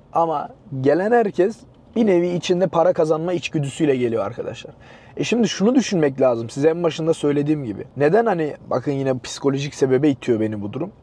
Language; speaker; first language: Turkish; native; Turkish